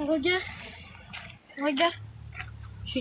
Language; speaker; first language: French; native; French